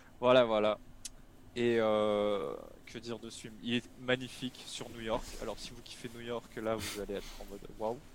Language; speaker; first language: French; native; French